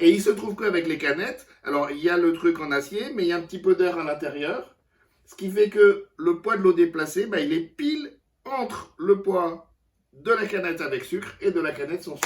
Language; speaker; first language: French; native; French